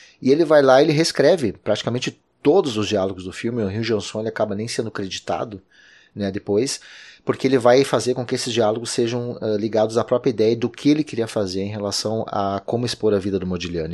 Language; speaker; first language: Portuguese; native; Portuguese